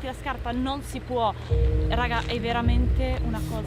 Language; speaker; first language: Italian; native; Italian